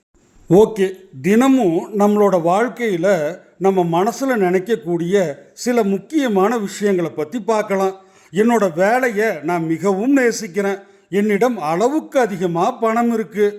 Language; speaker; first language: Tamil; native; Tamil